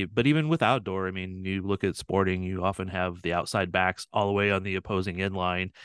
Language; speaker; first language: English; native; English